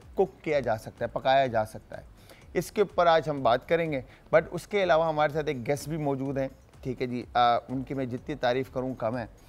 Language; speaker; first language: Urdu; native; Urdu